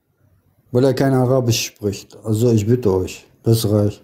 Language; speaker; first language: German; non-native, fluent; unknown